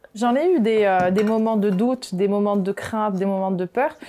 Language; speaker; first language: French; non-native, local second language; Arabic